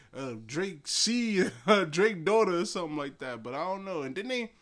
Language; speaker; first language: English; native; English